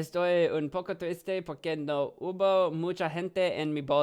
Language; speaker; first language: Spanish; non-native, learner; English